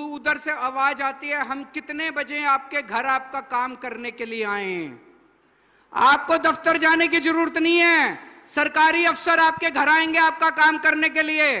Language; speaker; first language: Hindi; native; Hindi